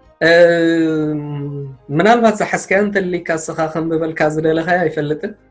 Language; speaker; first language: Tigrinya; native; Tigrinya